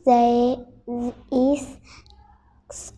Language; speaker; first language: English; non-native, learner; Vietnamese